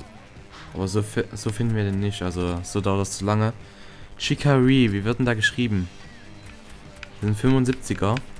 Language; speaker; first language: German; native; German